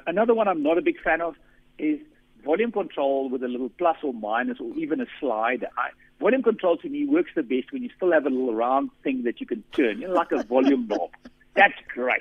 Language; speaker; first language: English; non-native, local second language; Afrikaans